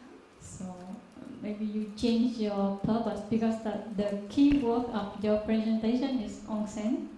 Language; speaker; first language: English; non-native, learner; Vietnamese